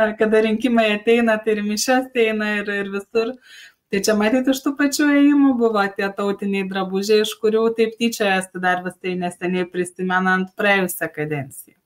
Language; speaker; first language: Lithuanian; native; Lithuanian